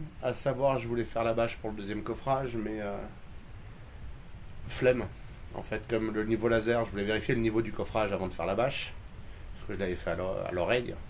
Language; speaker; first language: French; native; French